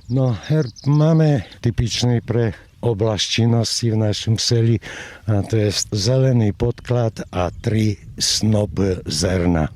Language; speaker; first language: Slovak; non-native, local second language; Rusyn